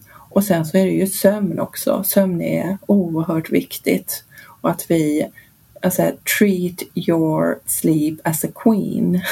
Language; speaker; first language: Swedish; early bilingual, heritage; Swedish